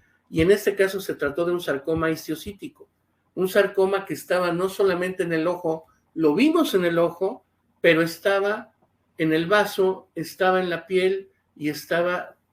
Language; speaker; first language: Spanish; native; Spanish